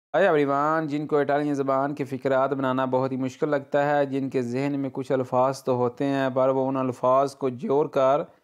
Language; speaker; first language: Urdu; non-native, local second language; Punjabi